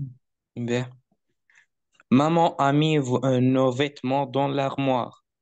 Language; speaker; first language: French; non-native, learner; Arabic